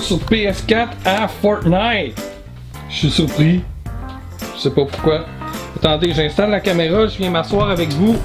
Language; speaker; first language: French; native; French